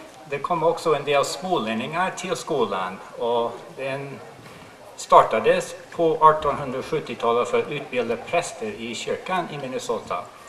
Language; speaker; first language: Swedish; non-native, fluent; English